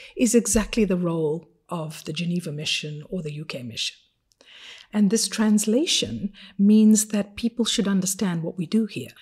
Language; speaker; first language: English; non-native, fluent; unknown